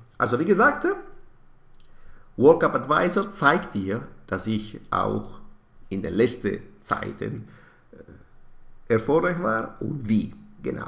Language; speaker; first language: German; non-native, fluent; Italian